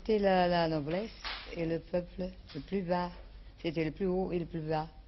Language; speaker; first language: French; non-native, fluent; Portuguese